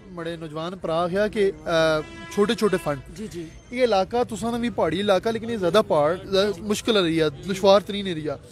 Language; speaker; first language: Urdu; non-native, local second language; Punjabi